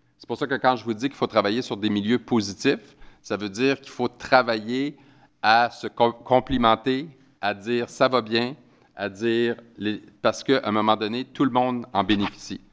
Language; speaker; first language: French; native; French